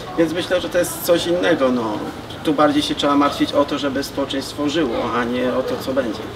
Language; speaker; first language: Polish; native; Polish